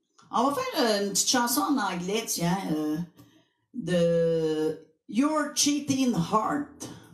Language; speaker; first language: French; native; French